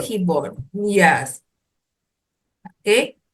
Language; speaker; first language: English; non-native, fluent; Indonesian